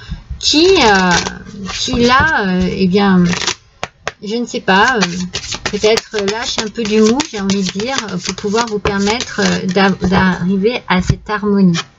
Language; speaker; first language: French; native; French